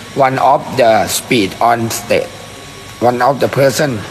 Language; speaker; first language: English; non-native, learner; Thai